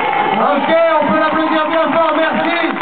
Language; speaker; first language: French; native; French